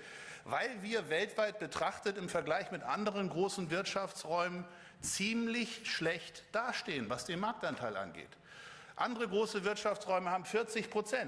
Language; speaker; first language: German; native; German